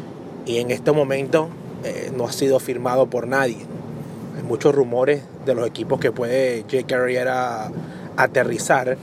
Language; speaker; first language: Spanish; early bilingual, heritage; Spanish